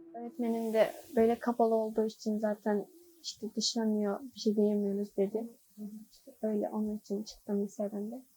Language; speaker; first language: Turkish; non-native, learner; Chinese